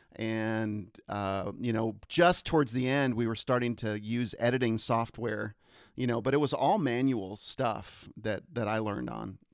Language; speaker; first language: English; early bilingual, other home language; German